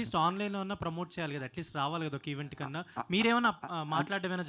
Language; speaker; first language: Telugu; native; Telugu